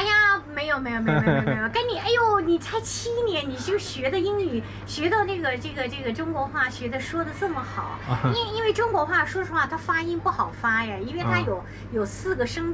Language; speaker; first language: Chinese; native; Chinese